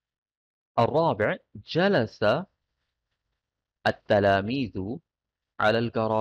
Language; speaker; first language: Arabic; non-native, fluent; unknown